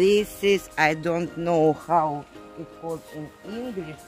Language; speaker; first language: English; non-native, learner; Russian